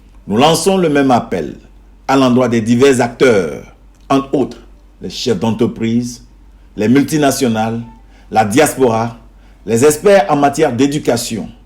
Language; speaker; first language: French; native; French